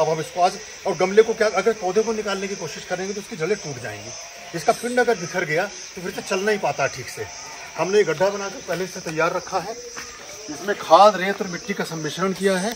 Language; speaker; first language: Hindi; native; Hindi